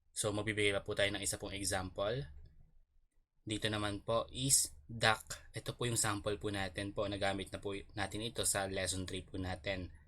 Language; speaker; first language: Filipino; native; Filipino